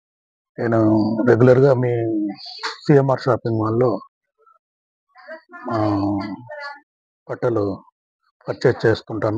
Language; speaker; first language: Telugu; native; Telugu